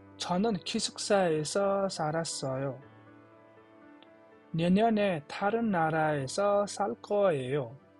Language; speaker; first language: Korean; non-native, fluent; Nepali